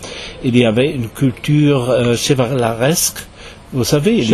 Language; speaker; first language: French; non-native, fluent; German